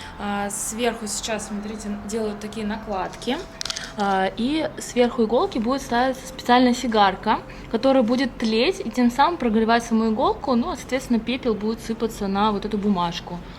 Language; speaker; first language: Russian; native; Russian